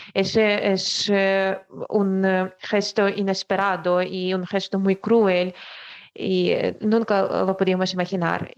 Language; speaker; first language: Spanish; non-native, fluent; Ukrainian